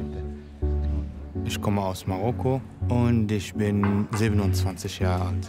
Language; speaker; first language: German; non-native, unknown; Arabic